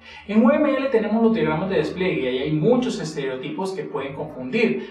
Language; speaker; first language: Spanish; native; Spanish